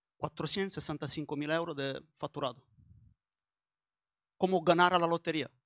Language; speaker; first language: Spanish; non-native, learner; Italian